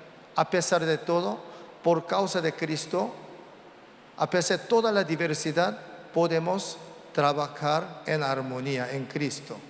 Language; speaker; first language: Spanish; non-native, learner; Korean